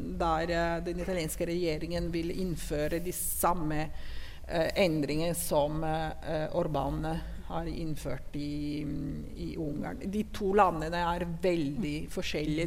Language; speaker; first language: Norwegian; non-native, fluent; Italian